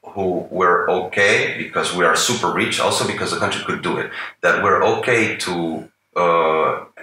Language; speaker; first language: English; non-native, fluent; Spanish